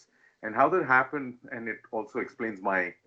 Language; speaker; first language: English; non-native, local second language; Telugu